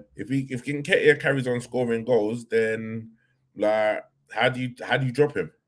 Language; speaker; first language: English; native; English